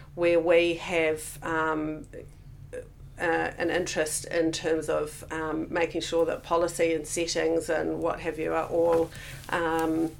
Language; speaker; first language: English; native; English